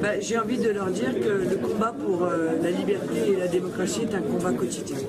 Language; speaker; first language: French; native; French